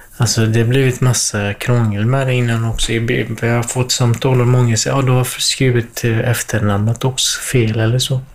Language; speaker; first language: Swedish; non-native, fluent; Kurdish